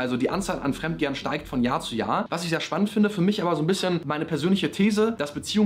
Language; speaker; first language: German; native; German